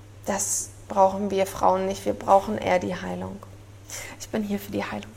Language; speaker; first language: German; native; German